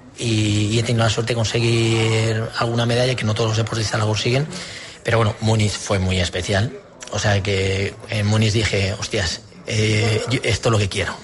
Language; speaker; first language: Spanish; native; Spanish